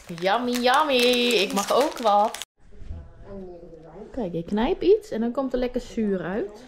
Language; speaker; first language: Dutch; native; Dutch